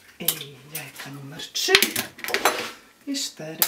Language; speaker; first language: Polish; non-native, learner; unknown